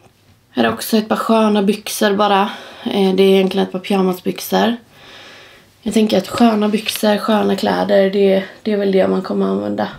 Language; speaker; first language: Swedish; native; Swedish